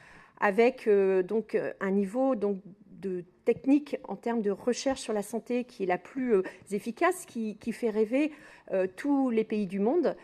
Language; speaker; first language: French; native; French